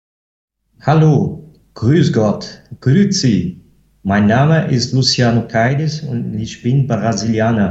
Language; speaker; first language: German; non-native, fluent; Portuguese